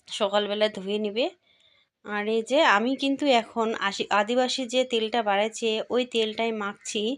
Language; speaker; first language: Bangla; non-native, local second language; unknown